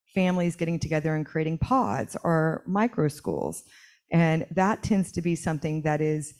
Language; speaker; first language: English; native; English